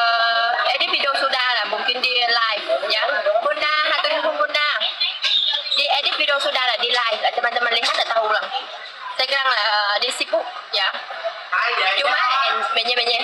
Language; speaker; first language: Indonesian; non-native, learner; Vietnamese